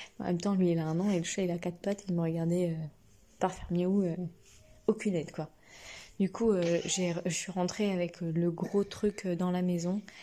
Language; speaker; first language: French; native; French